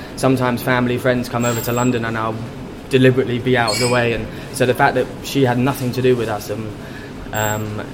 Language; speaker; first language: English; native; English